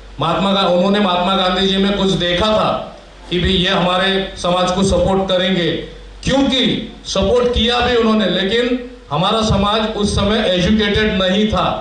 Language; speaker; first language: Hindi; non-native, local second language; Marathi